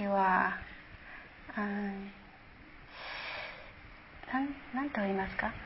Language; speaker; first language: Japanese; non-native, learner; Chinese